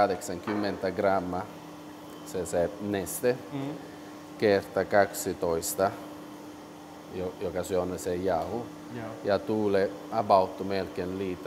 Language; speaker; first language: Finnish; non-native, learner; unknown